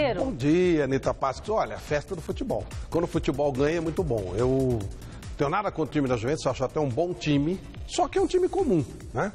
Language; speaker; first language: Portuguese; native; Portuguese